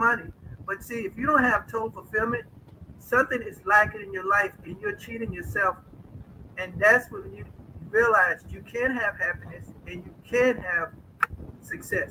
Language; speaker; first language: English; native; English